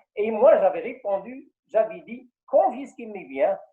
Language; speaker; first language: French; non-native, local second language; Arabic